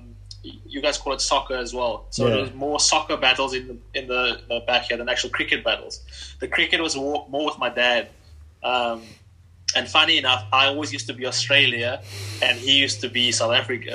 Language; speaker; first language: English; native; English